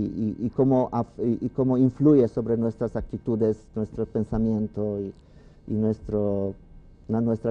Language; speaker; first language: Spanish; non-native, fluent; Polish